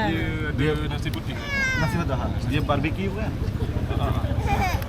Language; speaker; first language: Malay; non-native, fluent; Bangla